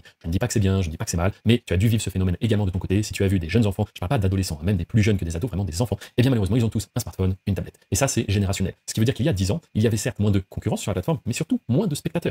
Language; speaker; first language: French; native; French